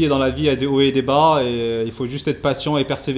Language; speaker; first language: French; native; French